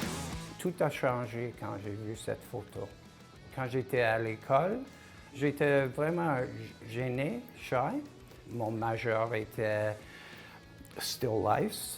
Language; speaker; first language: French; non-native, local second language; English